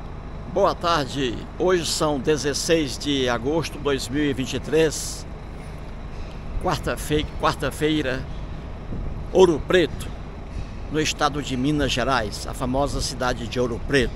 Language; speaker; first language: Portuguese; native; Portuguese